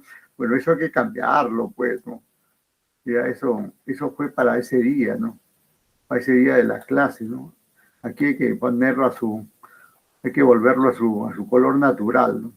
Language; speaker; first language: Spanish; native; Spanish